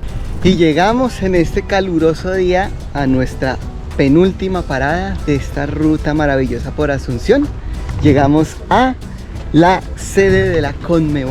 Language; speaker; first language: Spanish; native; Spanish